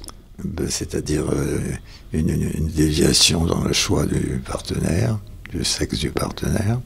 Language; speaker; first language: French; native; French